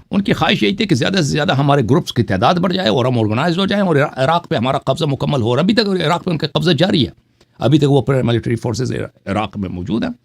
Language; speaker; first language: Urdu; non-native, fluent; Persian